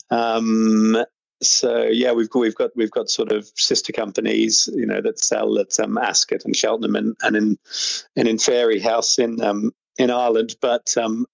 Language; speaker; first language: English; native; English